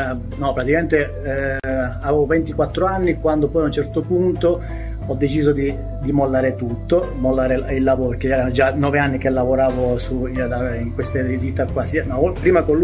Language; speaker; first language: Italian; native; Italian